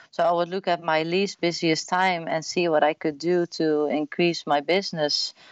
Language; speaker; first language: English; non-native, fluent; Dutch